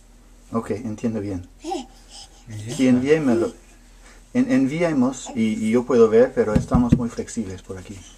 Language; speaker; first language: Spanish; non-native, fluent; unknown